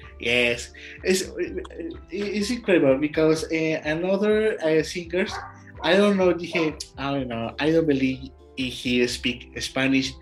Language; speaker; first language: English; non-native, learner; Spanish